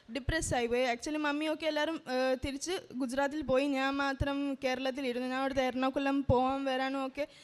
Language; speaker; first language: Malayalam; early bilingual, heritage; Malayalam